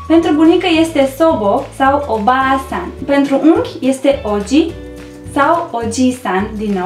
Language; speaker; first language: Romanian; native; Romanian